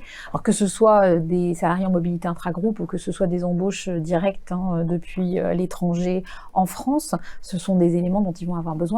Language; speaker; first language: French; native; French